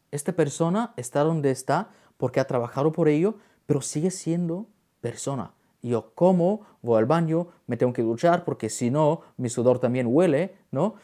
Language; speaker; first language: Spanish; non-native, fluent; Bulgarian